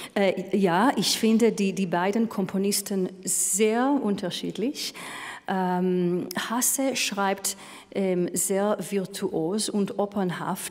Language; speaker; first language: German; non-native, fluent; Hebrew